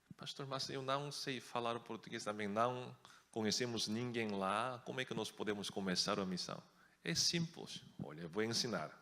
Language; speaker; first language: Portuguese; non-native, fluent; Korean